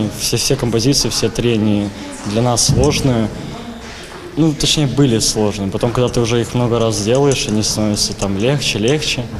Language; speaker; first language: Russian; native; Russian